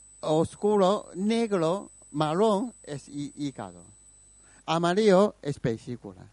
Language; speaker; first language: Spanish; non-native, learner; Chinese